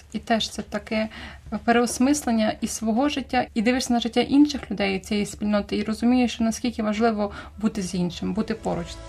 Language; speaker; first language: Ukrainian; native; Ukrainian